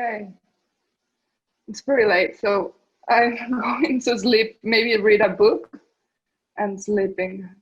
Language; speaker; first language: English; non-native, learner; Spanish